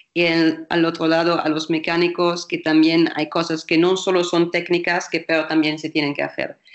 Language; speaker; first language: Spanish; non-native, fluent; German